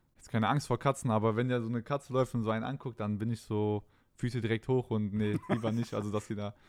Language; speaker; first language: German; native; German